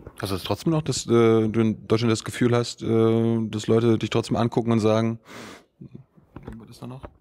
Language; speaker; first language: German; native; German